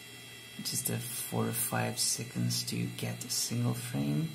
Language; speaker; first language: English; non-native, fluent; Hungarian